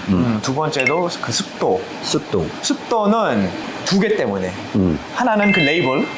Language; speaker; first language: Korean; non-native, fluent; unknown